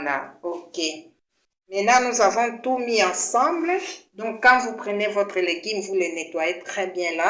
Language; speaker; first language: French; non-native, local second language; Lingala